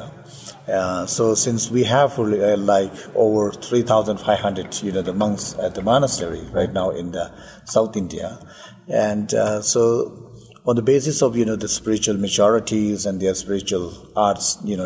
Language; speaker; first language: English; non-native, local second language; Tibetan